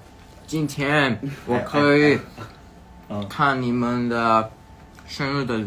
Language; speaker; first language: Chinese; non-native, learner; English